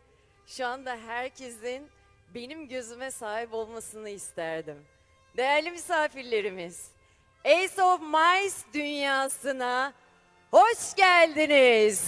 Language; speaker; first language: Turkish; native; Turkish